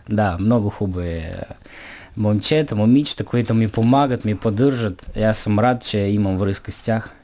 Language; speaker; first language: Bulgarian; early bilingual, heritage; Bulgarian